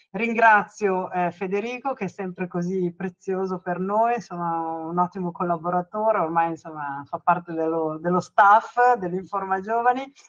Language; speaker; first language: Italian; native; Italian